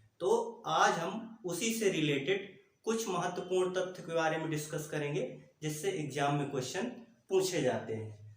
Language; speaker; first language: Hindi; native; Hindi